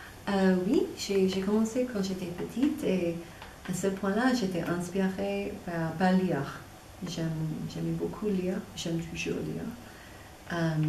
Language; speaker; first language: French; non-native, fluent; English